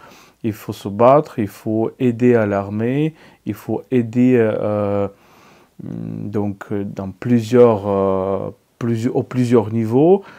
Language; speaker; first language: French; non-native, fluent; Ukrainian